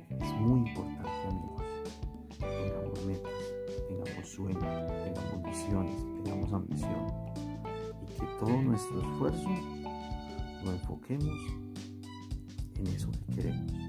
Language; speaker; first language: Spanish; native; Spanish